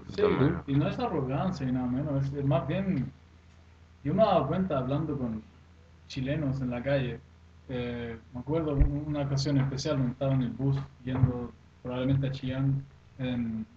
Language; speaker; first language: Spanish; non-native, fluent; Swedish